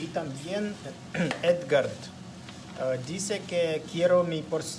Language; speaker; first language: Spanish; non-native, learner; Russian